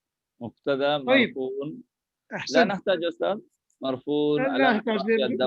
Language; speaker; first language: Arabic; non-native, learner; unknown